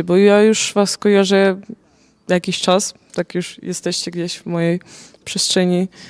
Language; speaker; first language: Polish; non-native, fluent; Ukrainian